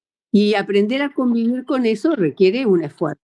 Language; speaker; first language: Spanish; native; Spanish